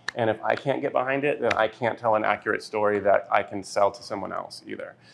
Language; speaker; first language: English; native; English